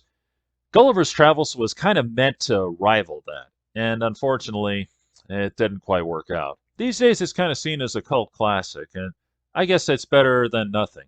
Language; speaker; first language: English; native; English